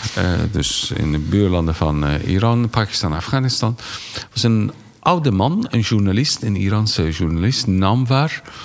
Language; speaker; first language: Dutch; non-native, fluent; Persian